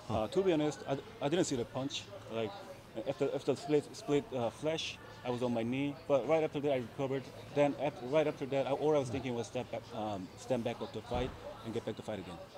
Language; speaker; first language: English; non-native, fluent; Korean